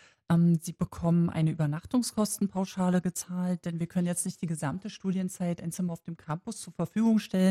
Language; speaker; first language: German; native; German